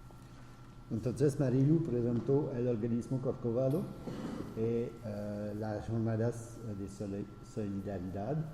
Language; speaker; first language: Spanish; non-native, fluent; French